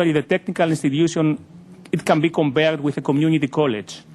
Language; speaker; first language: English; non-native, fluent; Greek